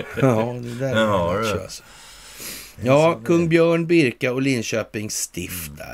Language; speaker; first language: Swedish; native; Swedish